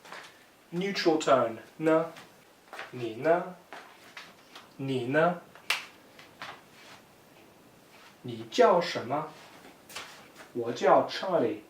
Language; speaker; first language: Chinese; non-native, fluent; English